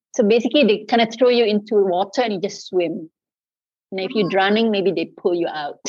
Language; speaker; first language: English; non-native, local second language; Malay